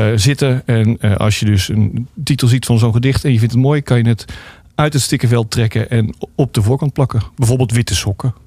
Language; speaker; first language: Dutch; native; Dutch